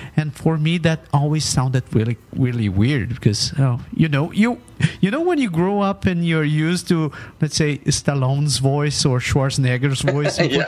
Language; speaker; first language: English; non-native, fluent; Portuguese